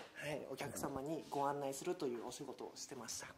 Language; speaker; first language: Japanese; native; Japanese